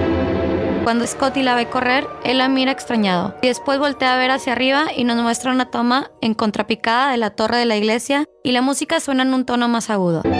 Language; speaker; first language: Spanish; native; Spanish